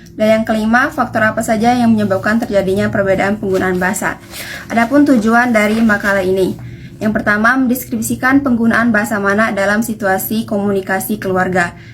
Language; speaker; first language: Indonesian; non-native, local second language; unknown